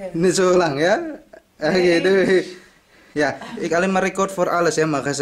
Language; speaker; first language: Dutch; non-native, learner; Indonesian